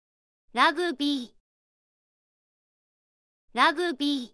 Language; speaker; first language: Japanese; native; Japanese